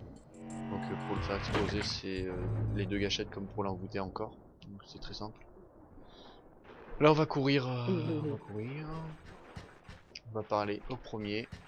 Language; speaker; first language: French; native; French